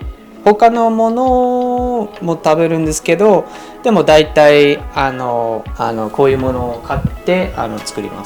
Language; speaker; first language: Japanese; non-native, fluent; English